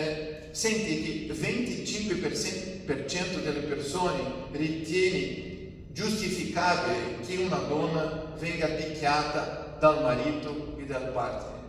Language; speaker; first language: Italian; non-native, fluent; Portuguese